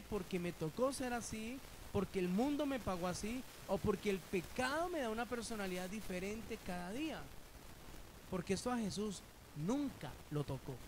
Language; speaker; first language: Spanish; native; Spanish